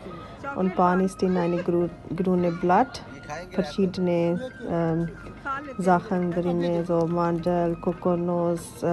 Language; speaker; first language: German; non-native, learner; Urdu